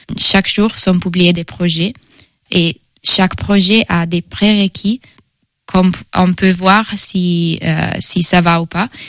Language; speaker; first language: French; non-native, fluent; Italian